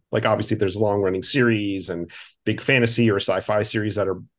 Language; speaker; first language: English; native; English